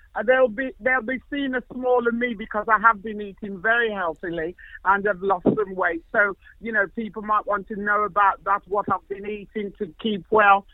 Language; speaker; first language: English; native; English